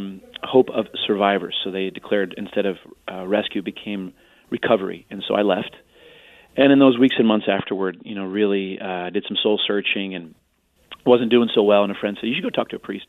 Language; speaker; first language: English; native; English